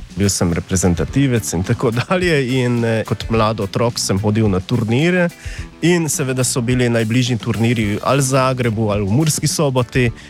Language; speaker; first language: Slovenian; non-native, fluent; Hungarian